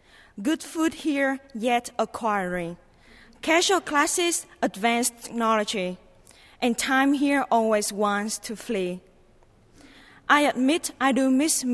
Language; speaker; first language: English; non-native, fluent; Vietnamese